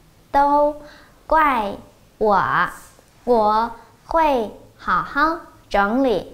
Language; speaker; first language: Chinese; non-native, fluent; Vietnamese